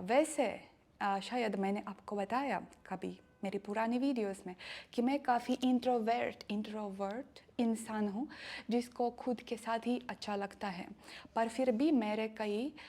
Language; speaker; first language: Hindi; non-native, learner; Russian